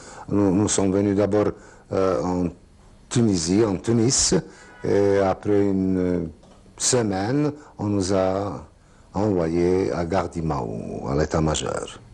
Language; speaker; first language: French; non-native, fluent; Serbian